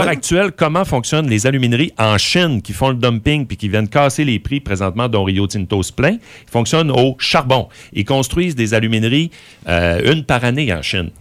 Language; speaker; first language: French; native; French